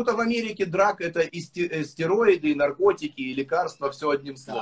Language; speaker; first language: Russian; native; Russian